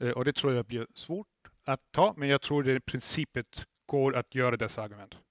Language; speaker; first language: Swedish; non-native, fluent; German